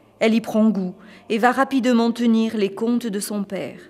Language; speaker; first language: French; native; French